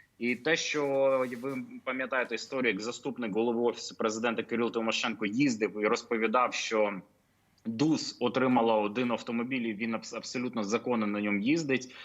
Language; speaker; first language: Ukrainian; native; Ukrainian